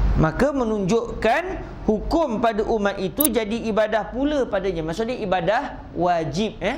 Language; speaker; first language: Malay; native; Malay